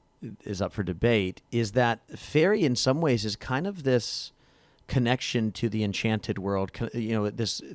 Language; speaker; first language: English; native; English